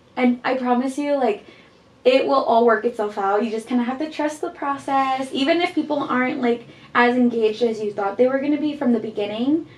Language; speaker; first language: English; early bilingual, heritage; Spanish